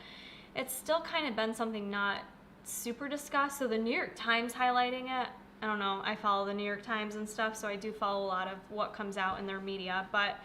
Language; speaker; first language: English; native; English